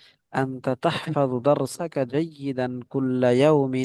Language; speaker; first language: Arabic; non-native, fluent; Bangla